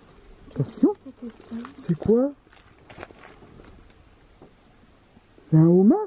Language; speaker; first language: French; native; French